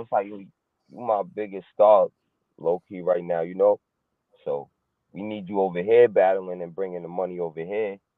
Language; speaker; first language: English; native; English